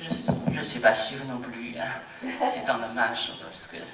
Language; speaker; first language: French; non-native, fluent; Chinese